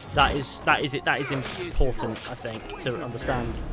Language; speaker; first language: English; native; English